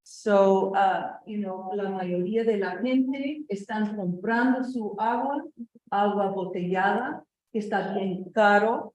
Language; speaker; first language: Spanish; non-native, fluent; English